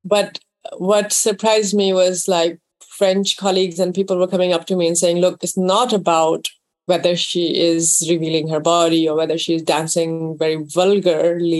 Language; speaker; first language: English; non-native, local second language; Urdu